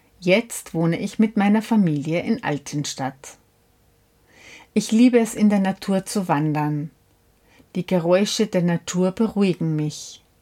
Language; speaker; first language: German; non-native, learner; Korean